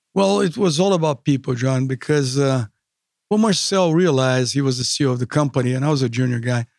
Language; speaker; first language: English; non-native, fluent; Portuguese